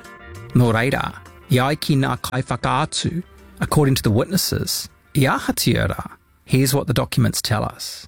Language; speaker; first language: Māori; non-native, local second language; English